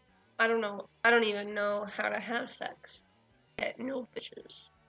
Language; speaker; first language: English; native; English